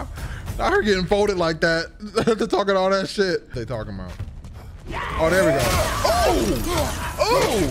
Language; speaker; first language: English; native; English